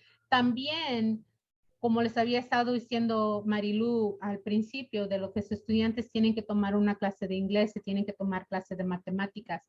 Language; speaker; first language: Spanish; early bilingual, other home language; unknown